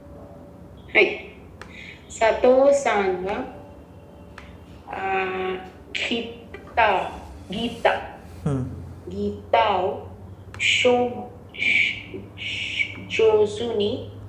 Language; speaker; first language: Japanese; non-native, learner; Hindi